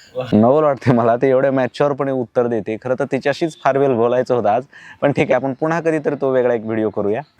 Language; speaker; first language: Marathi; native; Marathi